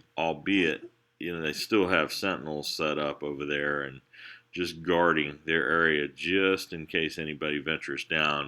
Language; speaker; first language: English; native; English